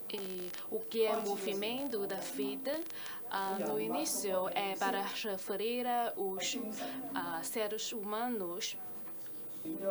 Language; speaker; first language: Portuguese; non-native, fluent; Chinese